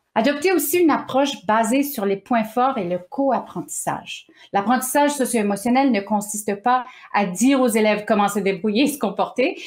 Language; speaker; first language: French; native; French